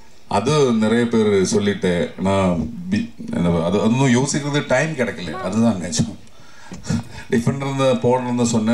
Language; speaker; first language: Tamil; non-native, learner; Malayalam